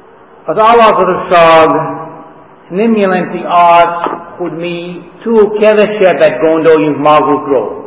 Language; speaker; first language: Hungarian; non-native, learner; English